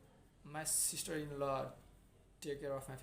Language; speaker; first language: English; non-native, learner; Nepali